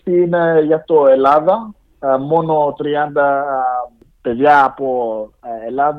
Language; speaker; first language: Greek; early bilingual, heritage; English